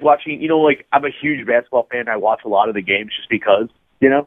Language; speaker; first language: English; native; English